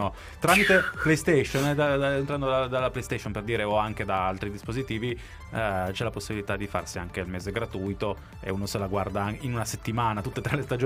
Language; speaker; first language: Italian; native; Italian